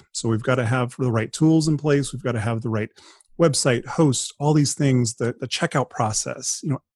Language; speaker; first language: English; native; English